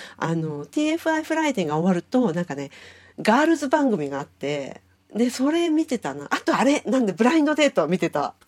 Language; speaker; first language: Japanese; native; Japanese